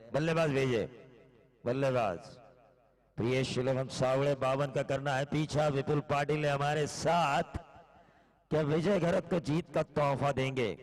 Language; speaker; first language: Hindi; non-native, local second language; Marathi